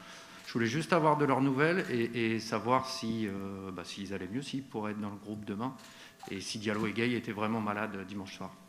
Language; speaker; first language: French; native; French